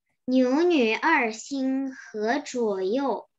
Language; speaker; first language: Chinese; early bilingual, heritage; Chinese